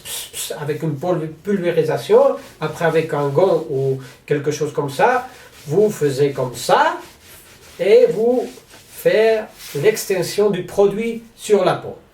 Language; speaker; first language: French; non-native, learner; Spanish